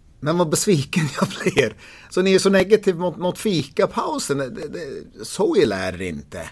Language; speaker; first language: Swedish; non-native, fluent; English